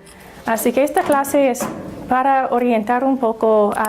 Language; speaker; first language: Spanish; non-native, fluent; English